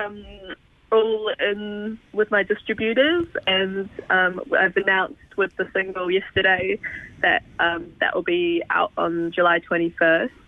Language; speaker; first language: English; native; English